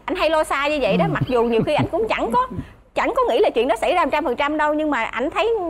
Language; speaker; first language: Vietnamese; native; Vietnamese